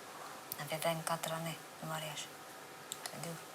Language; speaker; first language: French; non-native, learner; Romanian